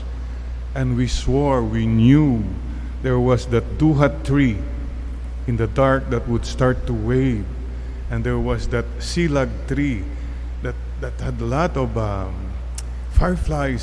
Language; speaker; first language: English; non-native, local second language; Iloko